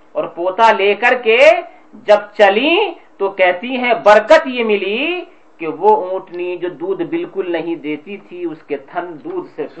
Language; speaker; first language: Urdu; native; Urdu